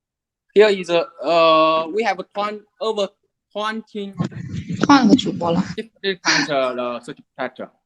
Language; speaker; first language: English; non-native, learner; Chinese